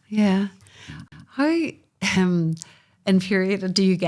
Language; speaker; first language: English; native; English